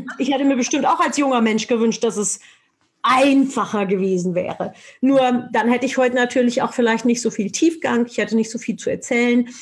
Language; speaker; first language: German; native; German